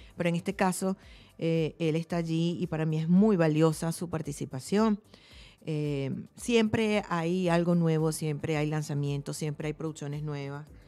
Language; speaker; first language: Spanish; native; Spanish